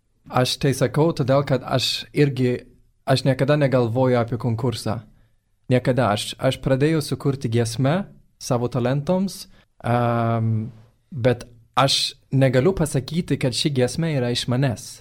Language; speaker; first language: Lithuanian; non-native, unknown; Swedish